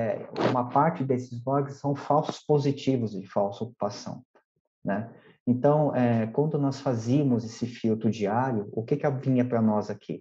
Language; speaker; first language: Portuguese; native; Portuguese